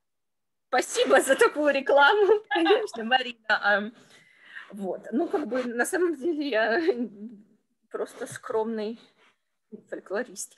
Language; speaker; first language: Russian; native; Russian